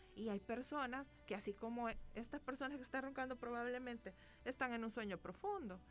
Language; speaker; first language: Spanish; native; Spanish